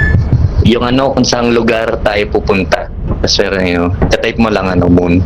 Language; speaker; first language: Filipino; native; Filipino